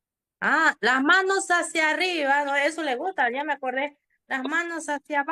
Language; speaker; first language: Spanish; native; Spanish